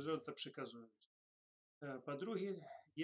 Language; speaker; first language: Polish; non-native, learner; Russian